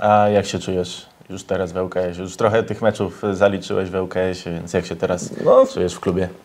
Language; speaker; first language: Polish; native; Polish